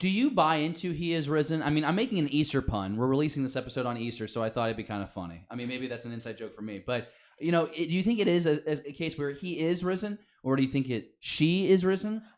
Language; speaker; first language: English; native; English